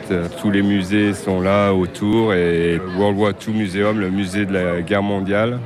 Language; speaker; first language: French; native; French